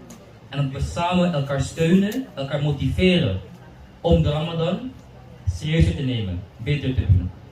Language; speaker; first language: Dutch; early bilingual, other home language; Indonesian